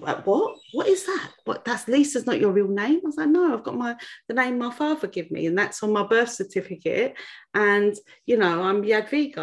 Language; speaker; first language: English; native; English